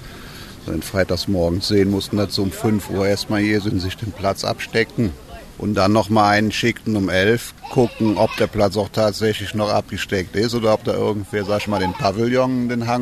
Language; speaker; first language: German; native; German